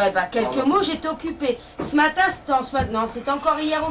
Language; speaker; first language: French; native; French